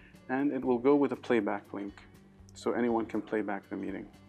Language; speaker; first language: English; early bilingual, other home language; Arabic